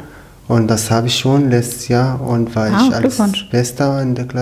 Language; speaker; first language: German; non-native, learner; Arabic